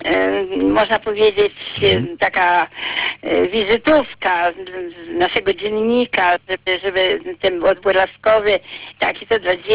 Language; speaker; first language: Polish; native; Polish